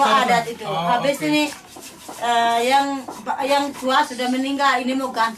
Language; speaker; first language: Indonesian; non-native, local second language; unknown